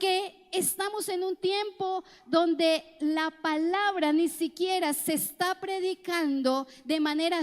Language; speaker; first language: Spanish; native; Spanish